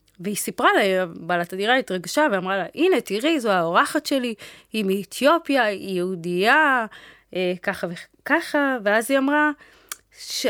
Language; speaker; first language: Hebrew; early bilingual, other home language; Amharic